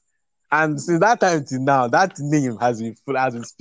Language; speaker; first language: English; non-native, local second language; Igbo